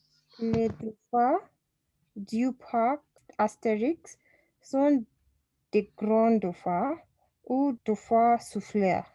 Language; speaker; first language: French; non-native, learner; English